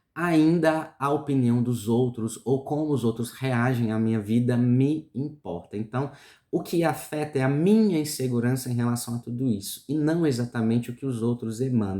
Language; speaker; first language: Portuguese; native; Portuguese